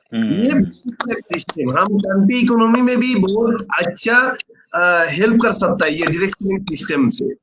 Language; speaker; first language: Hindi; non-native, fluent; Bangla